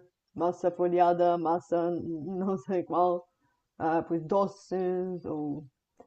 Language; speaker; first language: Portuguese; non-native, fluent; Bulgarian